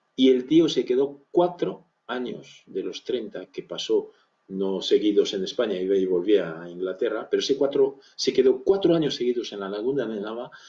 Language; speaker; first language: Spanish; early bilingual, other home language; French